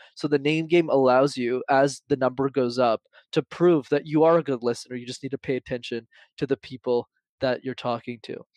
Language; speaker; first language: English; native; English